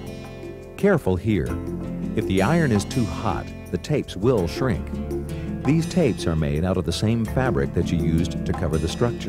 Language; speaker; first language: English; native; English